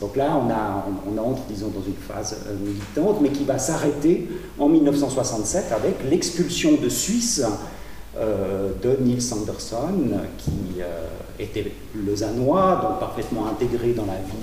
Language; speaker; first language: French; native; French